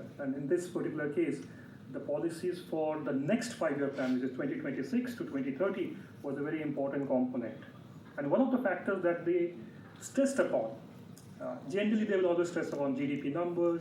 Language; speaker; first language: English; non-native, local second language; Bangla